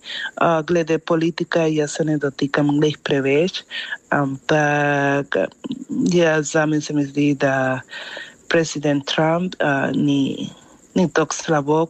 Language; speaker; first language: Slovenian; non-native, fluent; Spanish